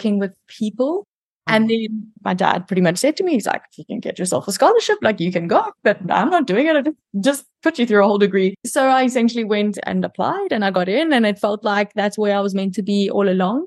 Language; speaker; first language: English; native; English